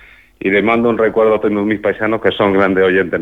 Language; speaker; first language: Spanish; native; Spanish